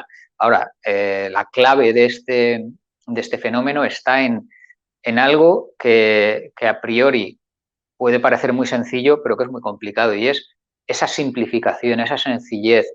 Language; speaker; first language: Spanish; native; Spanish